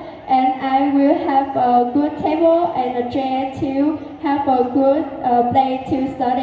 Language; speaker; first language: English; non-native, learner; Vietnamese